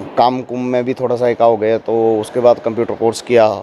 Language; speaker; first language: Hindi; native; Hindi